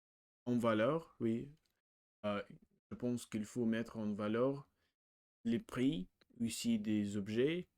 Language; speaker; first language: French; non-native, learner; Russian